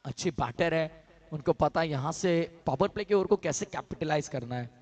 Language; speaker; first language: Hindi; non-native, local second language; Marathi